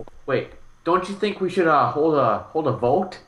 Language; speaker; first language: English; native; English